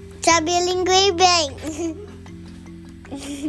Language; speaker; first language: Portuguese; early bilingual, heritage; Portuguese